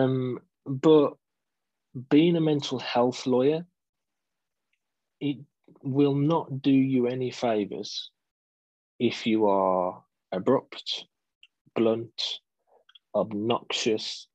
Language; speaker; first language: English; native; English